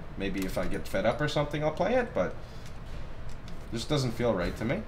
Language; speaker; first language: English; native; English